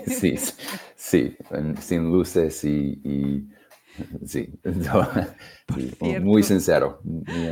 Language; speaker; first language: Spanish; non-native, fluent; English